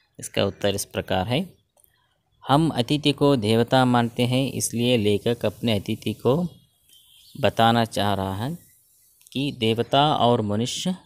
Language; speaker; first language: Hindi; non-native, local second language; Kannada